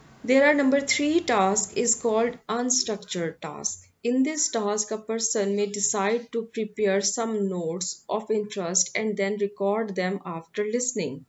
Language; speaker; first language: English; non-native, local second language; Urdu